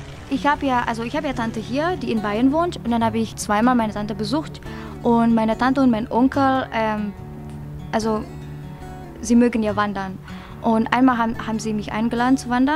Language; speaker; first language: German; non-native, fluent; Indonesian